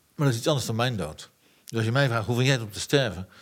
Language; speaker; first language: Dutch; native; Dutch